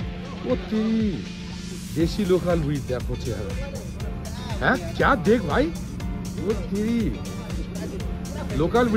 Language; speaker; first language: Hindi; non-native, local second language; Bangla